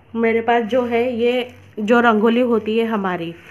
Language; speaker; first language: Hindi; non-native, local second language; Marathi